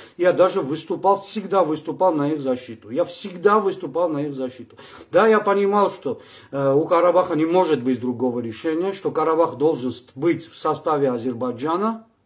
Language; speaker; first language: Russian; non-native, local second language; Armenian